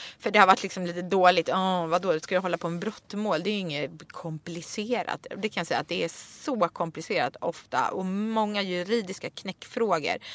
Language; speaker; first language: Swedish; native; Swedish